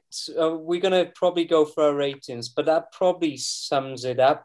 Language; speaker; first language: English; native; English